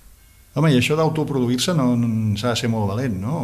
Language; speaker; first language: Catalan; native; Catalan